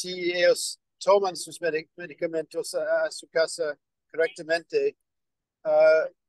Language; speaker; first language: Spanish; non-native, learner; English